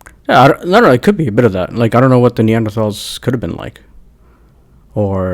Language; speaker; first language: English; native; English